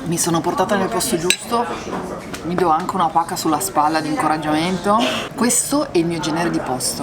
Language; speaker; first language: Italian; native; Italian